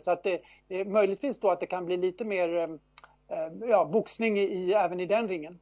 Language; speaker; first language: Swedish; native; Swedish